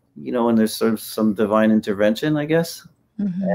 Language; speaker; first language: English; native; English